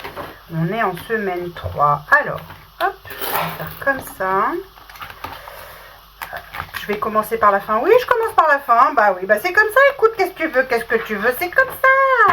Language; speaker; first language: French; native; French